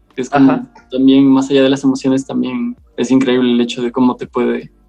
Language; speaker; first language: Spanish; native; Spanish